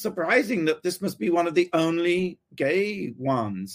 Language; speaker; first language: English; native; English